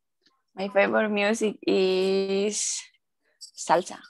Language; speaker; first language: English; non-native, learner; Spanish